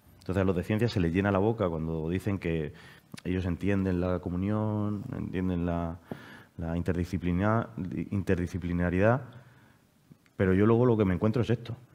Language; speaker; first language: Spanish; native; Spanish